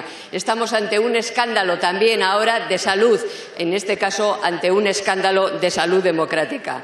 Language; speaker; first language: Spanish; native; Spanish